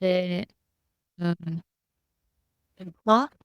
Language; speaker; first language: French; non-native, learner; English